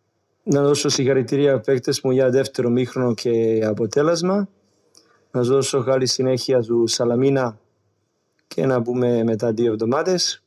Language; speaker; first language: Greek; non-native, learner; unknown